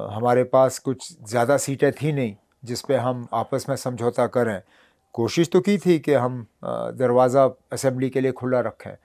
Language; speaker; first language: Hindi; non-native, local second language; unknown